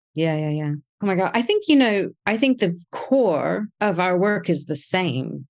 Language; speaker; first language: English; native; English